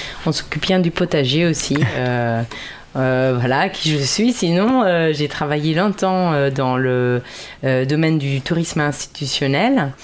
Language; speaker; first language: French; non-native, fluent; German